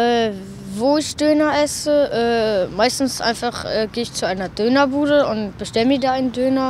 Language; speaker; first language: German; native; German